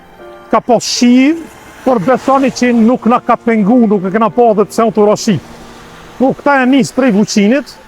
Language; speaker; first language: Albanian; native; Albanian